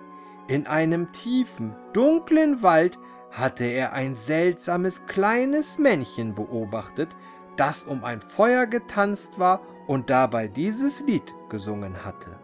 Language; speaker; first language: German; native; German